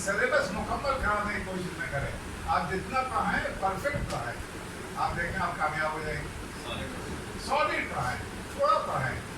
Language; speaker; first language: Urdu; native; Urdu